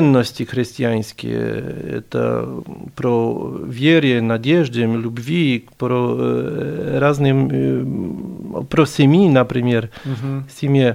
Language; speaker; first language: Russian; non-native, fluent; Polish